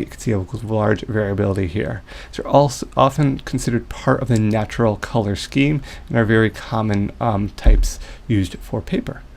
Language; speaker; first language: English; native; English